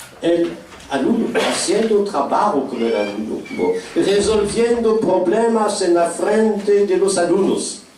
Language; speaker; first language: Portuguese; non-native, fluent; French